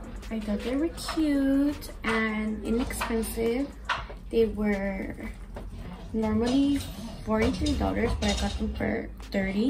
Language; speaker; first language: English; early bilingual, other home language; Spanish